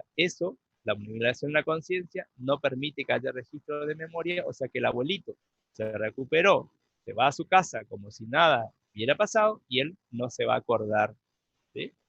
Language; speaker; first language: Spanish; native; Spanish